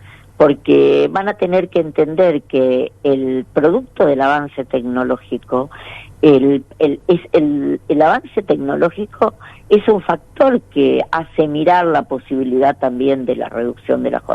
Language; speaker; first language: Spanish; native; Spanish